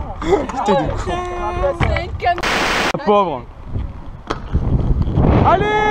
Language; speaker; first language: French; native; French